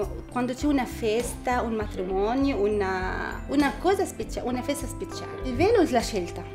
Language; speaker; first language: Italian; non-native, learner; Arabic